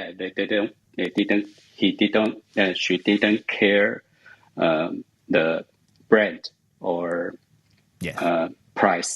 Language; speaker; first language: English; non-native, learner; Chinese